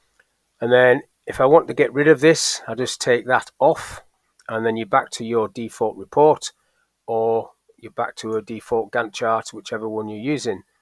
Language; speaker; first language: English; native; English